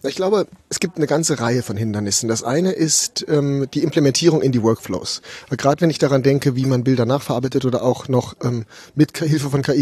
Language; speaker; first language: German; native; German